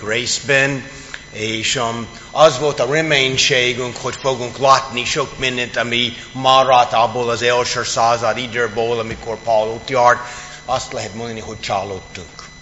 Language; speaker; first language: Hungarian; non-native, fluent; English